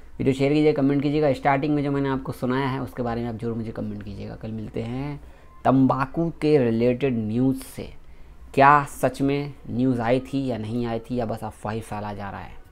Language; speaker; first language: Hindi; native; Hindi